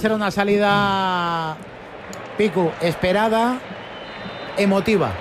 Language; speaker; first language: Spanish; native; Spanish